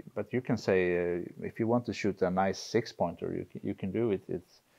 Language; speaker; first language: English; non-native, fluent; Swedish